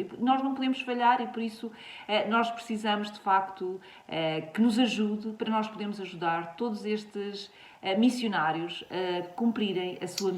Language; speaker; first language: Portuguese; native; Portuguese